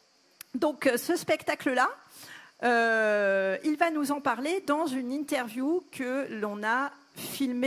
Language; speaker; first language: French; native; French